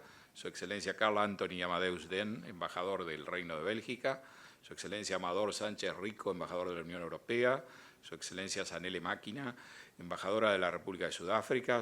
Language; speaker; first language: Spanish; native; Spanish